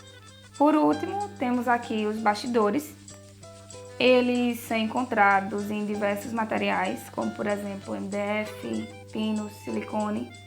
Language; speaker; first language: Portuguese; native; Portuguese